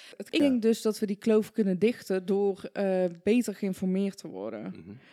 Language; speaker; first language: Dutch; early bilingual, other home language; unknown